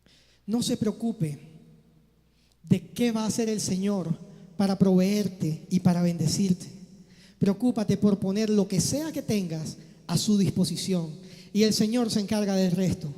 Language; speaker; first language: Spanish; native; Spanish